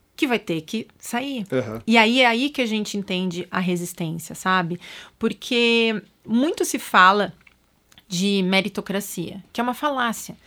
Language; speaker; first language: Portuguese; native; Portuguese